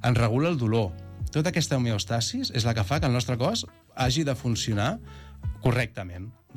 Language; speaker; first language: Catalan; native; Catalan